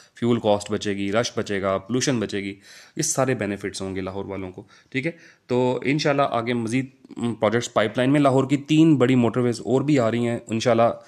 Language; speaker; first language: Urdu; non-native, local second language; Punjabi